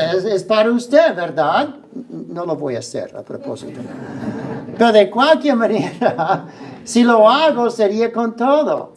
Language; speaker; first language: Spanish; non-native, fluent; English